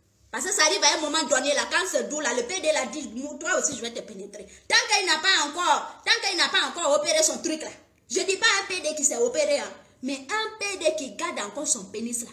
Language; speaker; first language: French; non-native, local second language; Fula